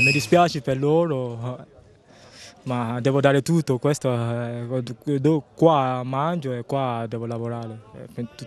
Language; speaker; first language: Italian; non-native, learner; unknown